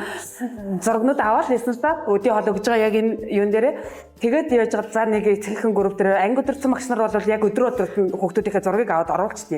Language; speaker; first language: Mongolian; native; Mongolian